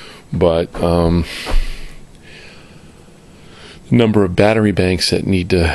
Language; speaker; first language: English; native; English